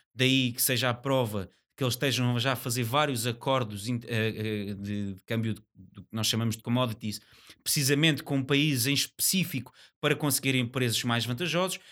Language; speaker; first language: Portuguese; native; Portuguese